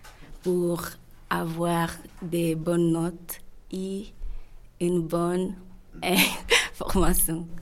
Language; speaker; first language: French; non-native, learner; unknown